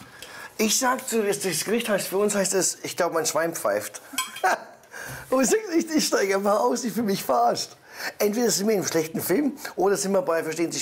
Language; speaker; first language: German; native; German